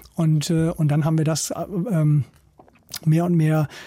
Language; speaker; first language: German; native; German